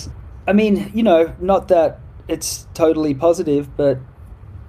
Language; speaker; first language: English; native; English